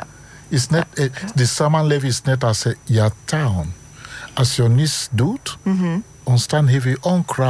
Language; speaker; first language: Dutch; non-native, learner; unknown